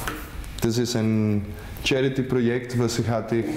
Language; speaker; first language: German; non-native, fluent; Greek